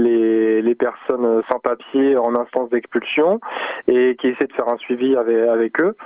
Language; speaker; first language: French; native; French